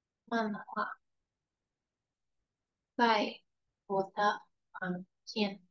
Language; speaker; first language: Chinese; non-native, learner; Indonesian